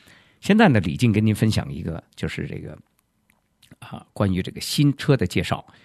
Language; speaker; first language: Chinese; native; Chinese